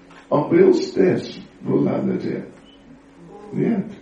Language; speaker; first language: Russian; non-native, learner; English